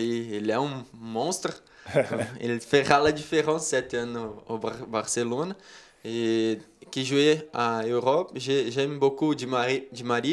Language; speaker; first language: French; non-native, learner; Portuguese